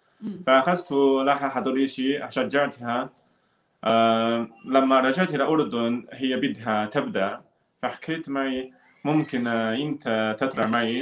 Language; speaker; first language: Arabic; non-native, learner; Chinese